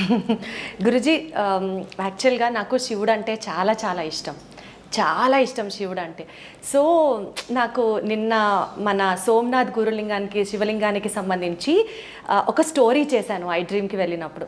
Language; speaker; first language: Telugu; native; Telugu